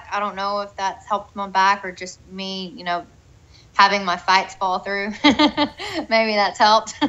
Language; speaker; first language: English; native; English